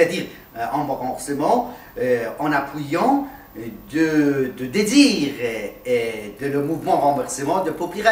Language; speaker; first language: French; non-native, fluent; Persian